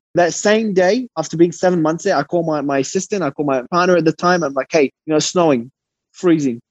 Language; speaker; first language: English; early bilingual, other home language; Arabic